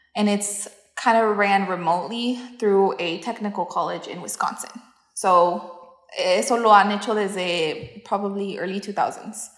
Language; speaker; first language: Spanish; early bilingual, heritage; Spanish